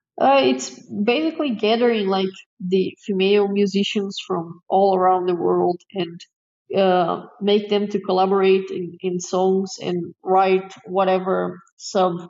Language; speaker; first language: English; non-native, fluent; Portuguese